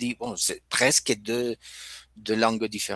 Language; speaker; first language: French; non-native, fluent; Spanish